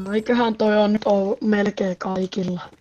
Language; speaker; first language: Finnish; native; Finnish